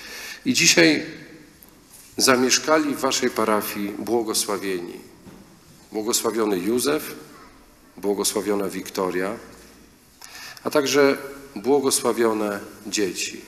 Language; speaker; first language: Polish; native; Polish